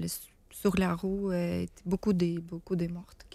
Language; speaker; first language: French; non-native, learner; Ukrainian